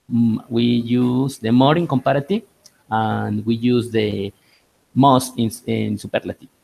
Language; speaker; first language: English; non-native, learner; Spanish